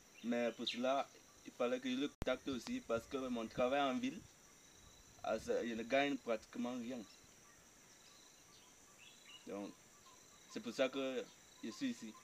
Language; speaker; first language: French; non-native, local second language; English